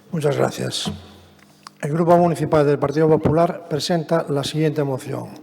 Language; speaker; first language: Spanish; native; Spanish